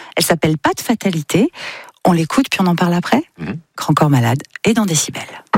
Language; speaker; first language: French; native; French